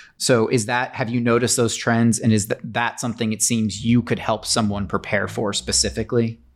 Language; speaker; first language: English; native; English